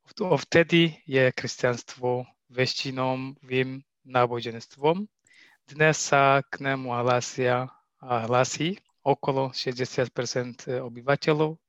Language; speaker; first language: Slovak; non-native, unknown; Tigrinya